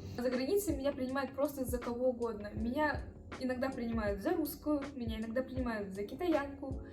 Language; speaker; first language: Russian; native; Russian